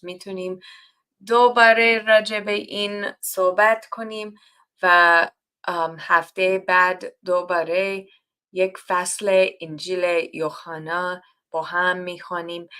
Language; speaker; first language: Persian; non-native, learner; English